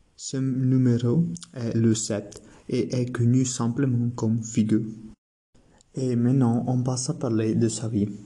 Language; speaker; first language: French; non-native, learner; Italian